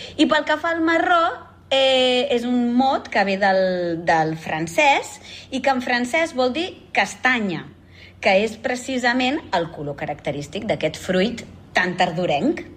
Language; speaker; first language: Catalan; native; Catalan